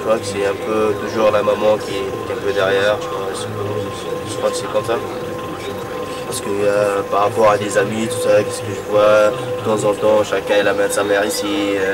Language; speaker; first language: French; non-native, fluent; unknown